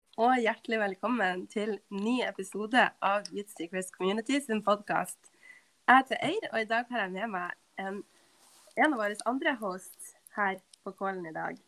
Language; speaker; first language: Norwegian; native; Norwegian